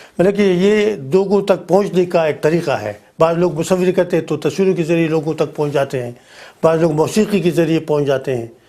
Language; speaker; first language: Urdu; non-native, local second language; Pashto